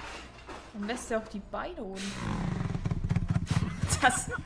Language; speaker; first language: German; native; German